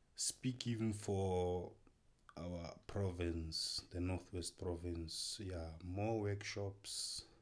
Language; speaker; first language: English; non-native, local second language; Tswana